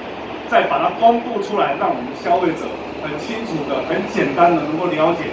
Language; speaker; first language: Chinese; native; Chinese